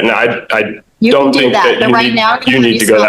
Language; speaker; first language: English; native; English